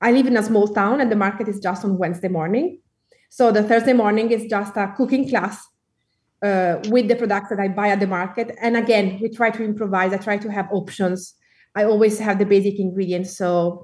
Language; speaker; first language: English; non-native, fluent; Italian